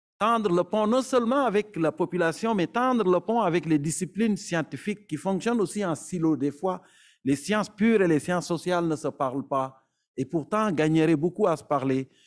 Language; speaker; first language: French; non-native, local second language; Serer